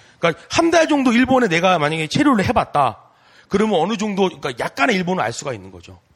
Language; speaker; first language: Korean; native; Korean